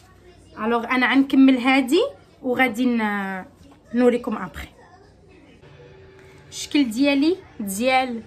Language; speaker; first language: Arabic; native; Arabic